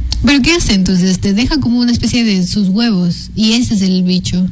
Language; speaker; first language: Spanish; native; Spanish